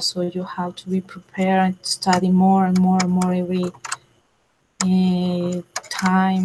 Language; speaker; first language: English; non-native, learner; Spanish